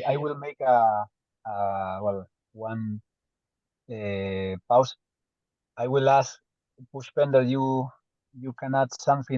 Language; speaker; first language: English; non-native, fluent; Spanish